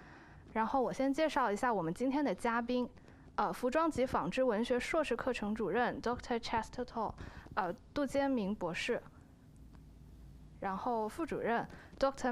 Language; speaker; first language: Chinese; native; Chinese